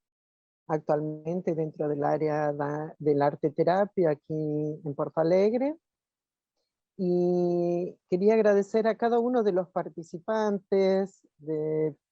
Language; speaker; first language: Spanish; non-native, fluent; Portuguese